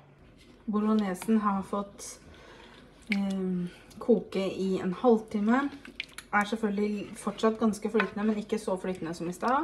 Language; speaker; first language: Norwegian; native; Norwegian